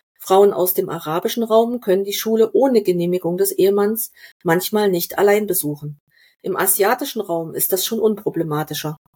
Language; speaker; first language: German; native; German